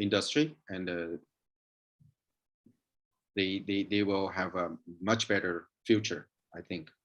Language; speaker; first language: English; non-native, learner; Chinese